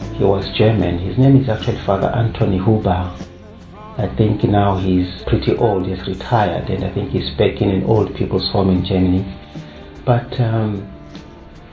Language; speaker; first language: English; non-native, local second language; Shona